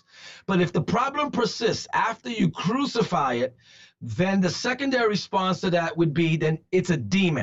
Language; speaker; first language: English; native; English